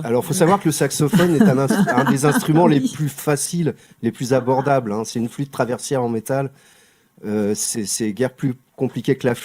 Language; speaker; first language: French; native; French